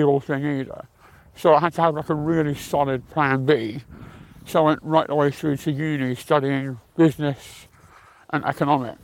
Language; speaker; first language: English; native; English